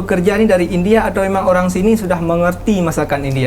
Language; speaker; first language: Indonesian; native; Indonesian